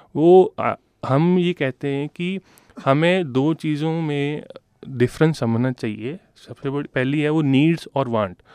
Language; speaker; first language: Hindi; non-native, local second language; Punjabi